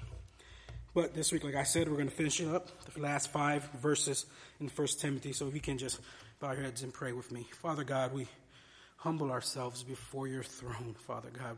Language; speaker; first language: English; native; English